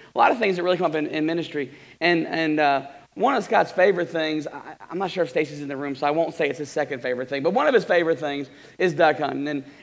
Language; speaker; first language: English; native; English